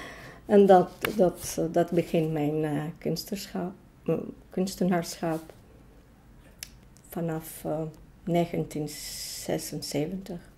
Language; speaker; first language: Dutch; non-native, fluent; Greek